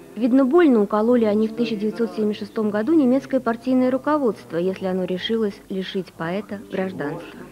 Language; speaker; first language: Russian; native; Russian